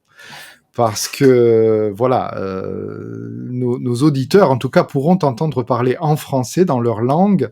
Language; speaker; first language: French; native; French